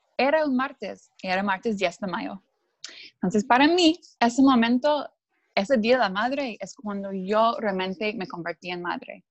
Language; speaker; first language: Spanish; non-native, fluent; English